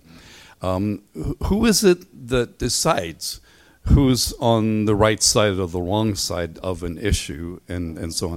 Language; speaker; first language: English; native; English